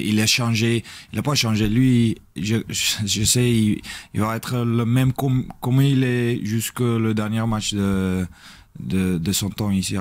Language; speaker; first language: French; non-native, learner; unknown